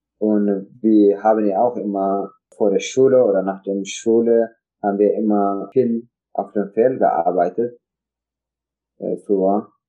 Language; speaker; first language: German; non-native, learner; Tigrinya